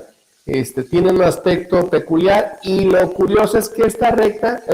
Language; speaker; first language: Spanish; native; Spanish